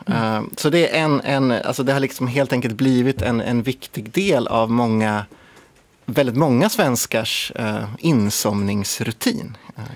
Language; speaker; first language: Swedish; native; Swedish